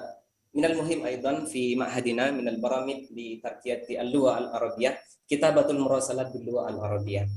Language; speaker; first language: Arabic; non-native, fluent; Indonesian